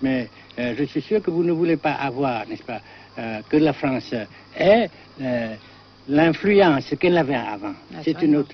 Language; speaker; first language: French; non-native, local second language; Vietnamese